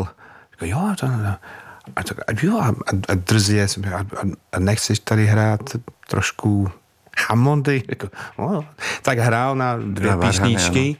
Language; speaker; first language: Czech; non-native, fluent; English